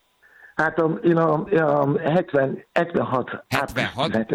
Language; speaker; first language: Hungarian; non-native, learner; Yoruba